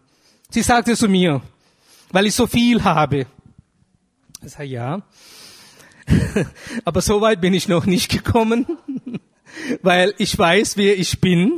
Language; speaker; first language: German; non-native, fluent; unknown